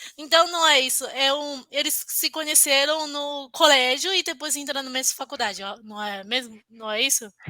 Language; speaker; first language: Portuguese; non-native, fluent; Chinese